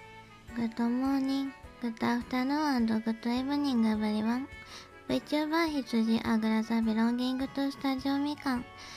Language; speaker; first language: Japanese; native; Japanese